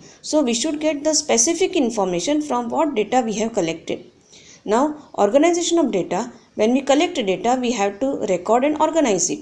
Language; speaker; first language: English; non-native, local second language; Gujarati